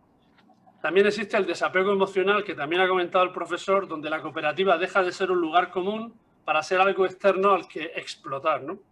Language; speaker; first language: Spanish; native; Spanish